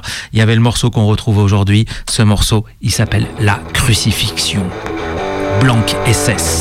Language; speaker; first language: French; native; French